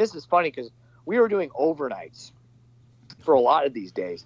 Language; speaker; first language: English; native; English